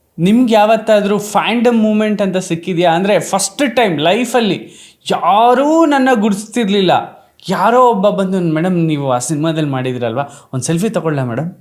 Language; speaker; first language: Kannada; native; Kannada